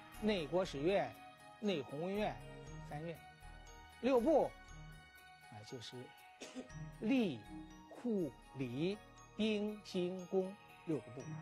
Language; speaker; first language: Chinese; native; Chinese